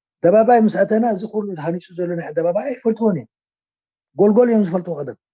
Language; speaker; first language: Tigrinya; non-native, local second language; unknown